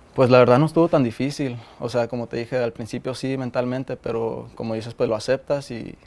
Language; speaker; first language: Spanish; early bilingual, heritage; Spanish